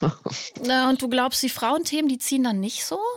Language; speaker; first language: German; native; German